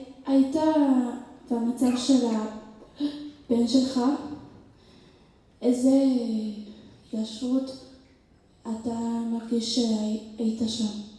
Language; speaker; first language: Hebrew; non-native, learner; Spanish